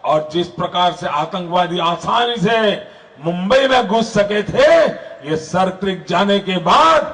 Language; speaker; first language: Hindi; non-native, local second language; Gujarati